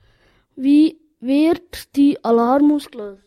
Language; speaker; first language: German; native; German